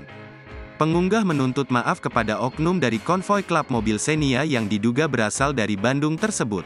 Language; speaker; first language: Indonesian; native; Indonesian